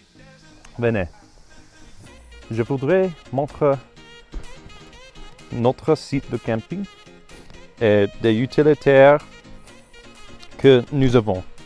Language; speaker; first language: French; non-native, learner; English